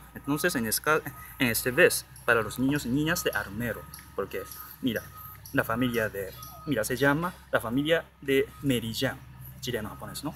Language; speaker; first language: Spanish; non-native, learner; Japanese